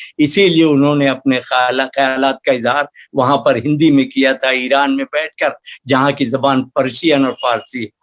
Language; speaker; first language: Urdu; native; Urdu